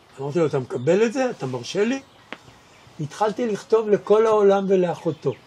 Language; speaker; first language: Hebrew; native; Hebrew